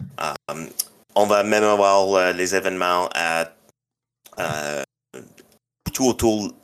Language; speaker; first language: French; non-native, local second language; English